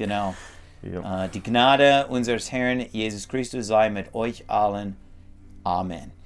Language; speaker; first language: German; non-native, learner; English